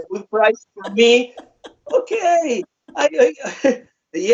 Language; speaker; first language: English; non-native, fluent; Spanish